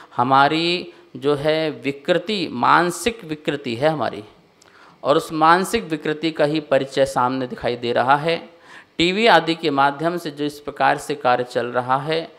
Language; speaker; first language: Hindi; native; Hindi